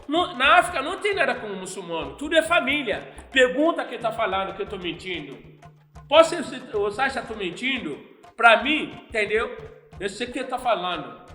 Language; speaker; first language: Portuguese; non-native, fluent; Yoruba